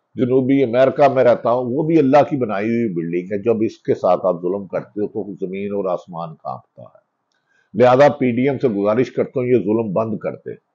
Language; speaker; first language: Urdu; non-native, local second language; Punjabi